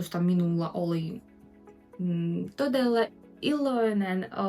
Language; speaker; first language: Finnish; non-native, learner; Russian